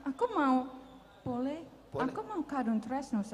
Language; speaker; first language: Indonesian; non-native, fluent; English